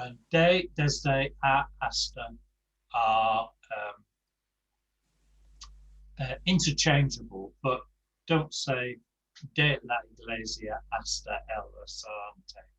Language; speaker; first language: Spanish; non-native, fluent; English